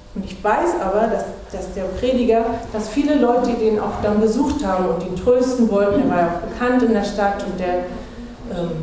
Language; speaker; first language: German; native; German